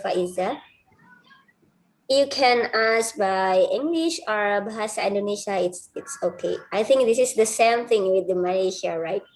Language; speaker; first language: English; non-native, fluent; Indonesian